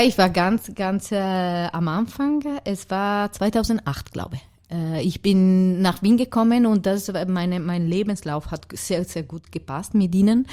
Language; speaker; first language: German; non-native, fluent; Italian